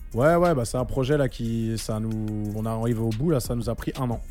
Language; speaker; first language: French; native; French